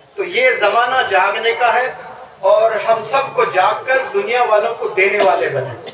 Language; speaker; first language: Urdu; native; Urdu